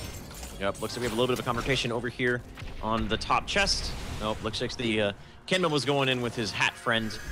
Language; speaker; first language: English; native; English